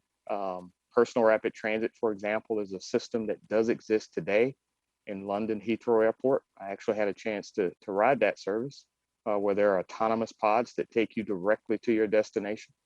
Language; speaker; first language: English; native; English